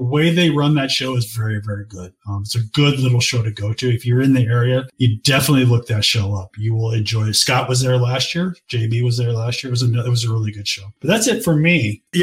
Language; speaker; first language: English; native; English